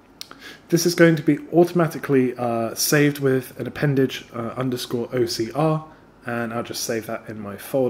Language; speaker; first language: English; native; English